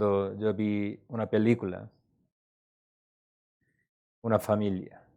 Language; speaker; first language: Spanish; non-native, learner; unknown